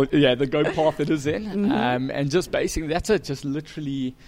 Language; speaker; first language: English; native; English